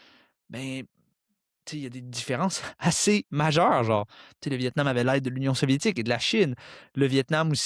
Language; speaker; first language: French; native; French